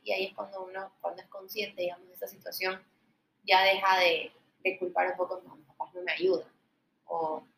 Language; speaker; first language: Spanish; native; Spanish